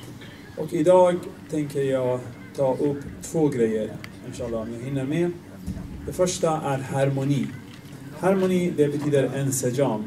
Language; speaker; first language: Swedish; non-native, fluent; Arabic